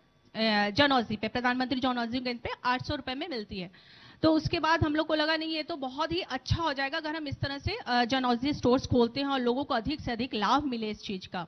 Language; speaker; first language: Hindi; native; Hindi